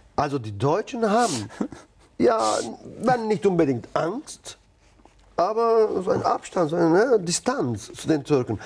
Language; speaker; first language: German; non-native, fluent; Turkish